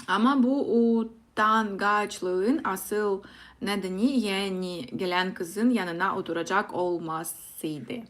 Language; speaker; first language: Turkish; non-native, learner; Russian